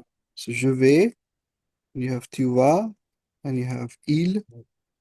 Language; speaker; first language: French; non-native, fluent; Hindi